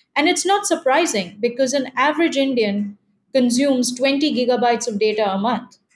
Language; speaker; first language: English; non-native, local second language; Hindi